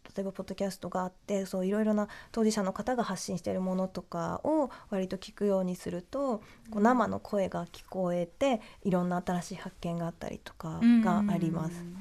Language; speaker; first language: Japanese; native; Japanese